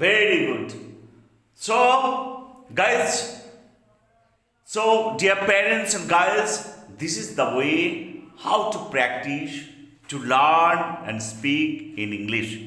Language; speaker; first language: English; non-native, local second language; Bangla